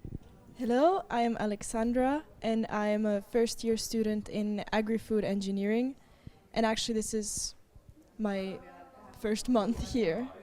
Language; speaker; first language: English; non-native, fluent; Bulgarian